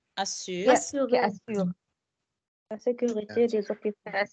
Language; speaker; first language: French; non-native, learner; Arabic